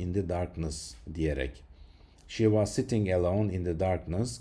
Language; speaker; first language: English; non-native, fluent; Turkish